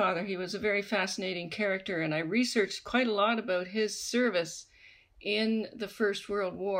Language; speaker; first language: English; native; English